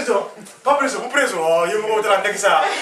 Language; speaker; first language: French; non-native, local second language; Kongo